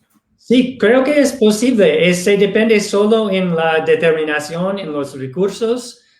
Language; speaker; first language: Spanish; non-native, fluent; English